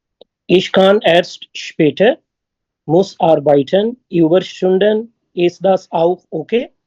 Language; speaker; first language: German; non-native, learner; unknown